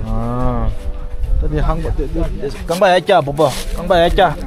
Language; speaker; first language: Hindi; non-native, fluent; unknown